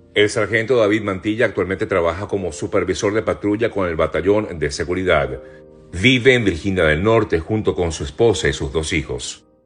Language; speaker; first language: Spanish; native; Spanish